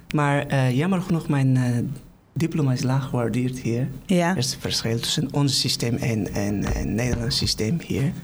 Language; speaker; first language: Dutch; non-native, fluent; Persian